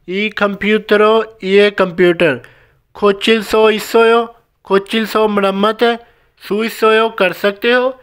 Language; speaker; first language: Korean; non-native, learner; Hindi